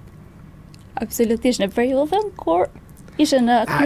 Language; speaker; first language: Albanian; native; Albanian